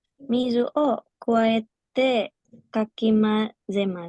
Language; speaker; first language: Japanese; non-native, learner; Indonesian